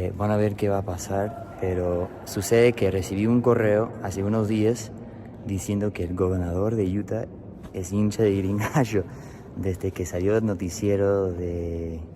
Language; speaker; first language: Spanish; non-native, fluent; English